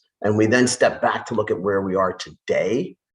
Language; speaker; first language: English; native; English